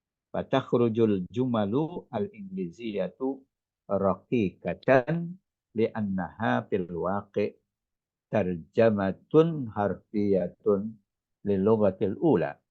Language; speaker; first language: Arabic; non-native, fluent; Indonesian